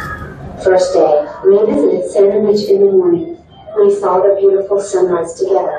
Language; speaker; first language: English; non-native, learner; Indonesian